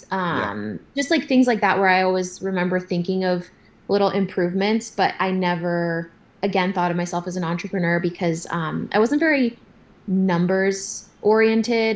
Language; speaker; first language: English; native; English